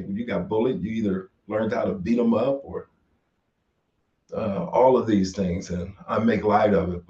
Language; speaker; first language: English; native; English